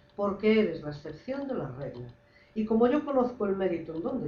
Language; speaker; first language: Spanish; non-native, local second language; Galician